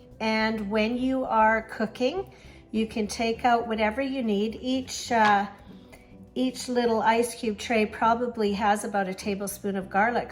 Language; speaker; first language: English; native; English